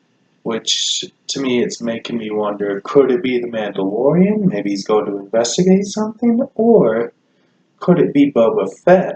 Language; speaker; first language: English; native; English